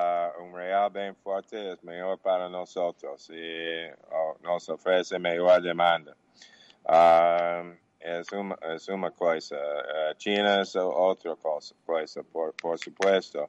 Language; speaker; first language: Portuguese; non-native, learner; English